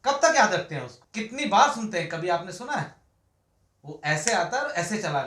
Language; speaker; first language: Hindi; native; Hindi